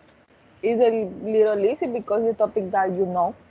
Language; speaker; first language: English; non-native, learner; Spanish